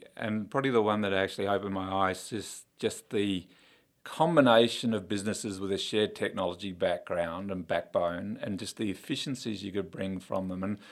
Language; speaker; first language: English; native; English